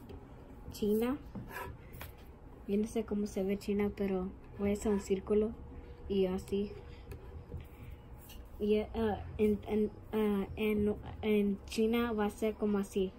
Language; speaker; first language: Spanish; early bilingual, heritage; Spanish